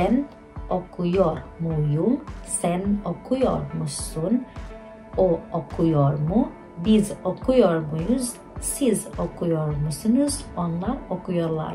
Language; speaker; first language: Turkish; non-native, fluent; Indonesian